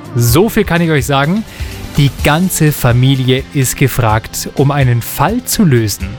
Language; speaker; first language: German; native; German